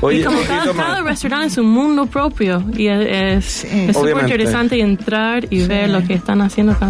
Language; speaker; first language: Spanish; non-native, fluent; English